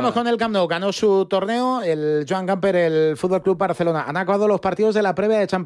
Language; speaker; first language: Spanish; native; Spanish